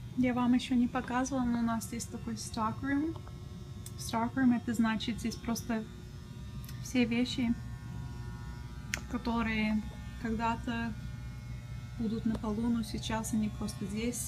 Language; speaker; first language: Russian; early bilingual, heritage; Russian